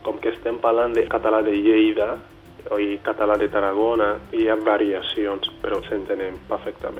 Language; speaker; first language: Catalan; non-native, fluent; Yoruba